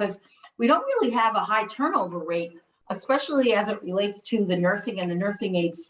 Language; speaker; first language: English; native; English